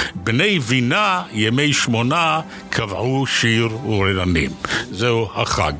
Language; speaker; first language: Hebrew; native; Hebrew